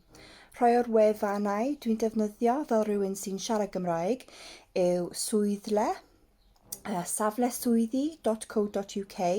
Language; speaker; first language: Welsh; non-native, local second language; English